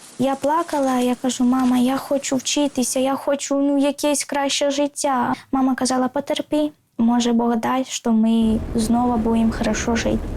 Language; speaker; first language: Ukrainian; non-native, local second language; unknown